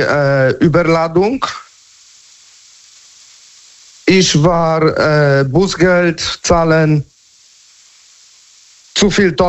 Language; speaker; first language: German; non-native, learner; Polish